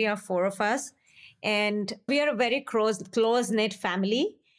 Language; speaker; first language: English; non-native, local second language; Hindi